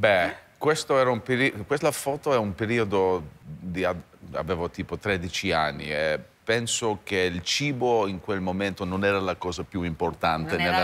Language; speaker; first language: Italian; early bilingual, heritage; English